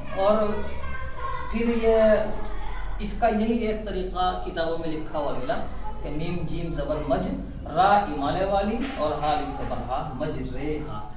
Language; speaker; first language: Urdu; native; Urdu